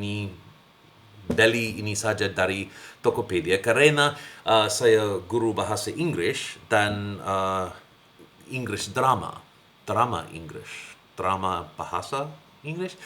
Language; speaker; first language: Indonesian; non-native, learner; English